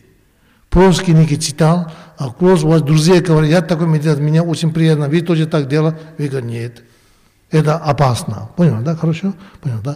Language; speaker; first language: Russian; non-native, learner; Tibetan